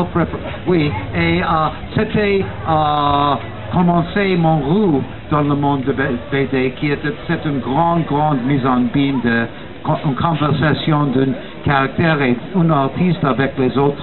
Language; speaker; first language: French; non-native, learner; English